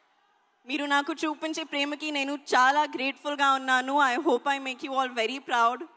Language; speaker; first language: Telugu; non-native, learner; Hindi